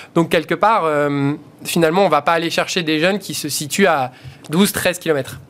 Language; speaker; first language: French; native; French